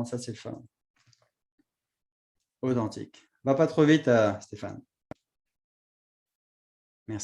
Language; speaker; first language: French; native; French